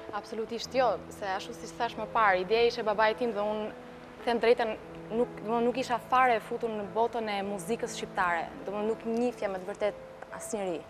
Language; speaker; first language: Albanian; early bilingual, heritage; Albanian